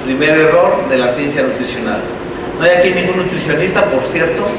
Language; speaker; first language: Spanish; native; Spanish